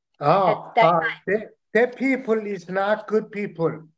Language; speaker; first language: English; non-native, learner; Chinese